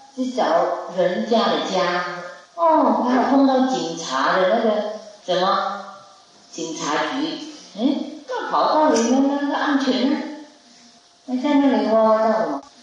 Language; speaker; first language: Chinese; non-native, fluent; Vietnamese